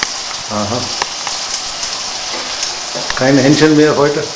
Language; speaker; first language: German; non-native, fluent; Hindi